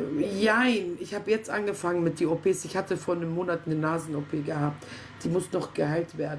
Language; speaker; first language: German; native; German